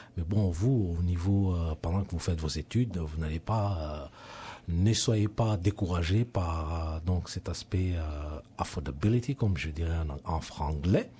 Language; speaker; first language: French; native; French